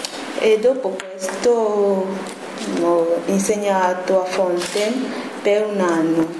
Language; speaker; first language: Italian; non-native, fluent; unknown